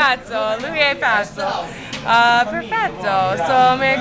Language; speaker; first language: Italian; early bilingual, heritage; Italian